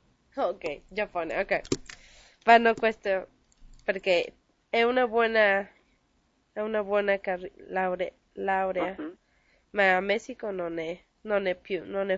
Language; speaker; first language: Italian; non-native, learner; Spanish